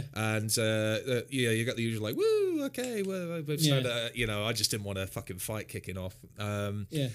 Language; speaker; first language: English; native; English